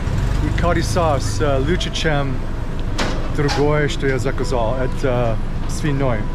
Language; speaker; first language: Russian; non-native, learner; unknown